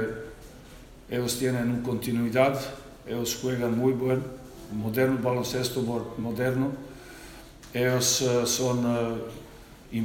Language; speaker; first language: Spanish; non-native, learner; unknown